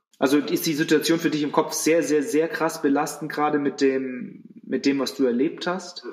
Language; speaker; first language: German; native; German